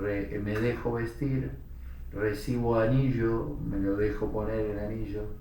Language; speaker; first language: Spanish; native; Spanish